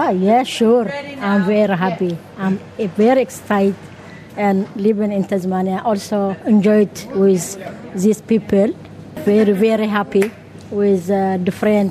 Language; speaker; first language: English; non-native, learner; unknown